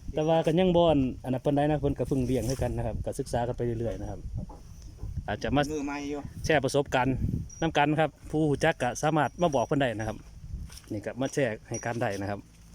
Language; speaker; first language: Thai; native; Thai